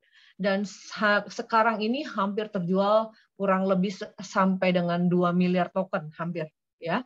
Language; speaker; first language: Indonesian; native; Indonesian